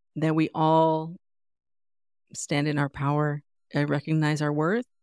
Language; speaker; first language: English; native; English